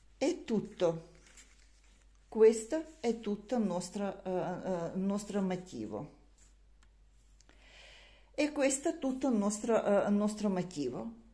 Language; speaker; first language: Italian; non-native, learner; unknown